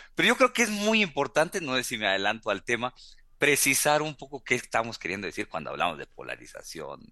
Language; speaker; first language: Spanish; native; Spanish